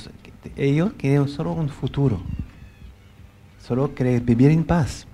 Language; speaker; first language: Spanish; non-native, learner; French